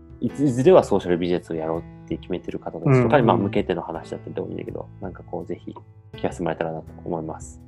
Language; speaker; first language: Japanese; native; Japanese